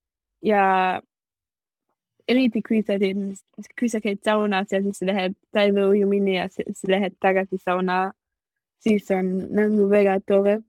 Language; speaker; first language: Estonian; non-native, learner; German